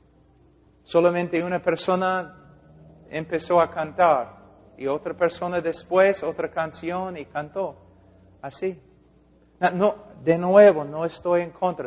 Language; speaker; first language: Spanish; non-native, fluent; English